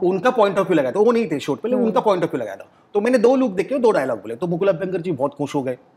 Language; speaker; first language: Hindi; non-native, local second language; Marathi